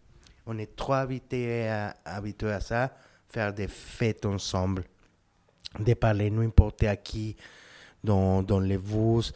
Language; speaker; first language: French; non-native, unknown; Spanish